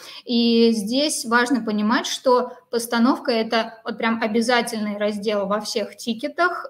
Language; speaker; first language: Russian; native; Russian